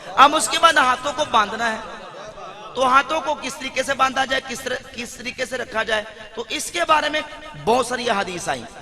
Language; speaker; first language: Urdu; non-native, local second language; Punjabi